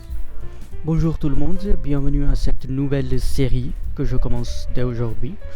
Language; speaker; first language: French; non-native, fluent; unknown